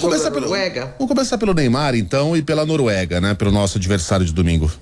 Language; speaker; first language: Portuguese; native; Portuguese